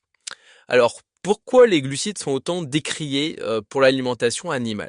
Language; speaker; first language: French; native; French